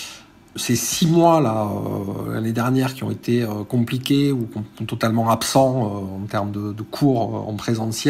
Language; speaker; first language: French; native; French